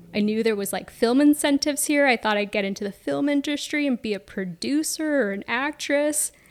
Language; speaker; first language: English; native; English